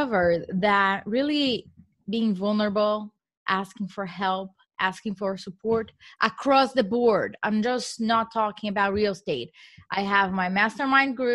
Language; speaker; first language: English; non-native, fluent; Portuguese